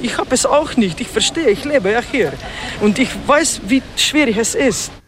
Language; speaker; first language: German; non-native, fluent; Slovenian